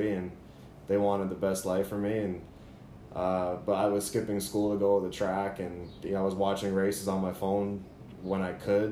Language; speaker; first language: English; native; English